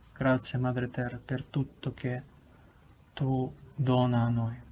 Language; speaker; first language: Italian; non-native, learner; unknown